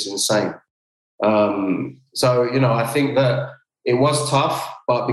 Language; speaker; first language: English; native; English